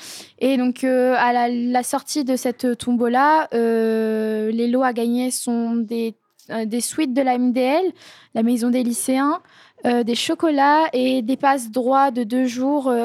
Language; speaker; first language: French; native; French